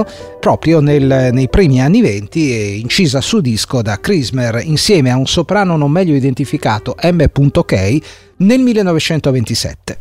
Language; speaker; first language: Italian; native; Italian